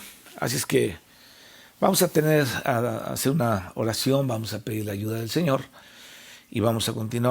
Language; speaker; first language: Spanish; native; Spanish